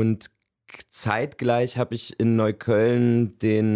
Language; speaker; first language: German; native; German